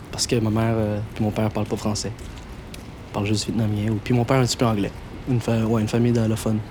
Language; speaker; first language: French; early bilingual, other home language; Vietnamese